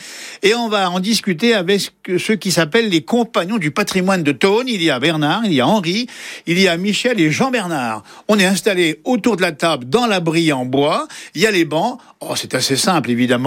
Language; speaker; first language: French; native; French